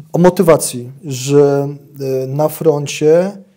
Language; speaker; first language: Polish; native; Polish